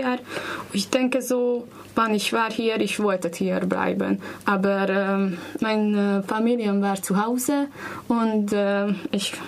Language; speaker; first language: German; non-native, learner; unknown